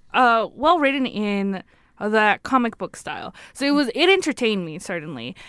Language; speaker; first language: English; native; English